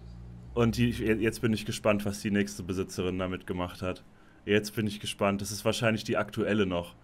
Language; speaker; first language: German; native; German